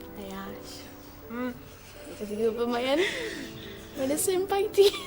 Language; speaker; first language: Welsh; non-native, local second language; English